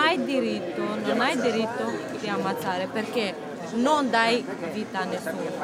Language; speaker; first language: Italian; non-native, learner; Romanian